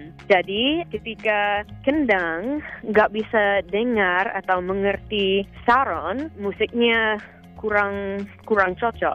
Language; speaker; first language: Indonesian; non-native, fluent; English